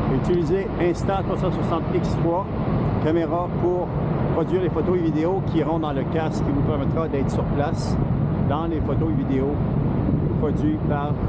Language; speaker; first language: French; native; French